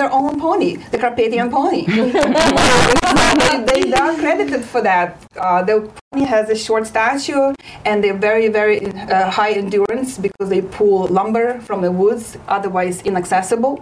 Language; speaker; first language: English; non-native, fluent; Ukrainian